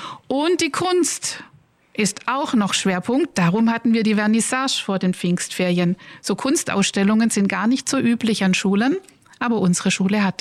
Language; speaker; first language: German; native; German